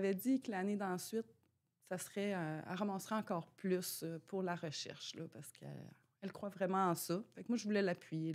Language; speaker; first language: French; native; French